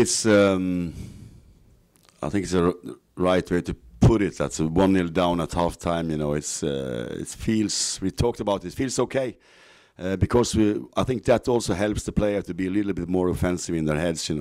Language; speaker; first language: English; non-native, fluent; Norwegian